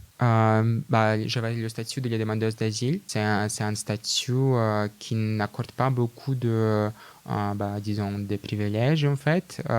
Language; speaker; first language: French; non-native, fluent; Russian